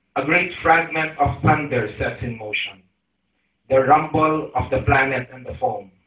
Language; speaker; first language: English; non-native, local second language; Filipino